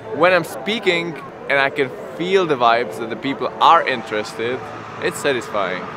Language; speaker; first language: English; non-native, fluent; Czech